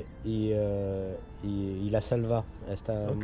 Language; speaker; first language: Spanish; non-native, learner; French